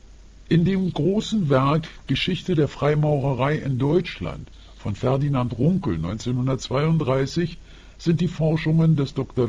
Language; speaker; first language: German; native; German